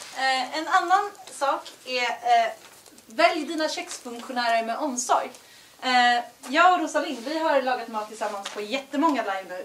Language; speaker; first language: Swedish; native; Swedish